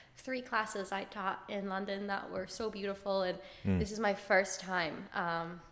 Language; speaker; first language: English; early bilingual, other home language; Hebrew